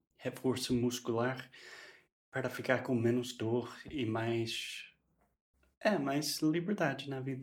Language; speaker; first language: Portuguese; non-native, fluent; English